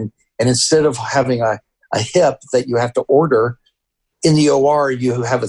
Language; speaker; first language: English; native; English